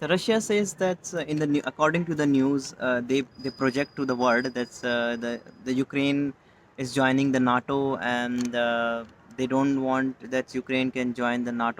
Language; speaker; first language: English; non-native, local second language; Hindi